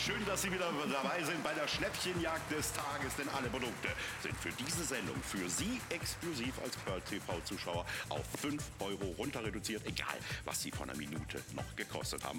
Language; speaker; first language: German; native; German